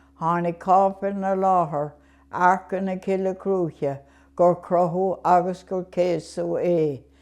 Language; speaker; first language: Irish; native; Irish